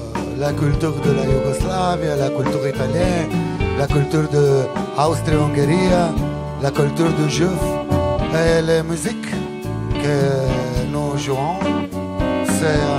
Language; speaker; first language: French; non-native, learner; Italian